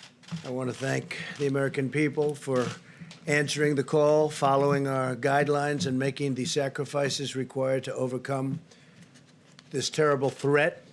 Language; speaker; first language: English; native; English